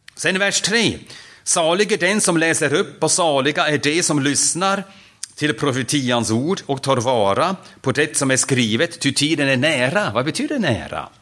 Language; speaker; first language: Swedish; non-native, fluent; German